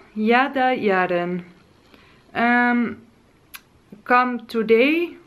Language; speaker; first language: English; non-native, fluent; Dutch